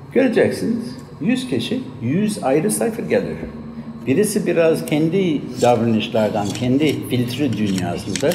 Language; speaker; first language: Turkish; non-native, fluent; English